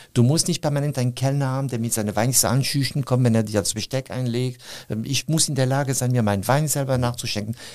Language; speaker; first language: German; non-native, fluent; French